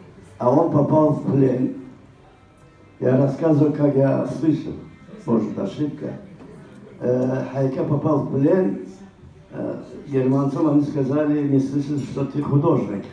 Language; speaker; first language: Russian; non-native, local second language; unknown